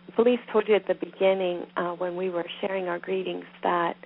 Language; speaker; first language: English; native; English